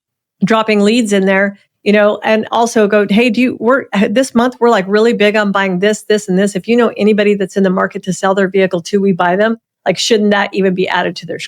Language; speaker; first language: English; native; English